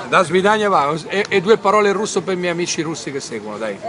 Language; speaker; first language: Italian; native; Italian